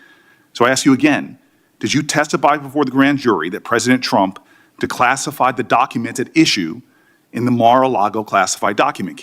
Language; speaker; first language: English; native; English